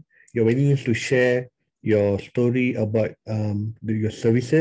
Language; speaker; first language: English; non-native, local second language; Tamil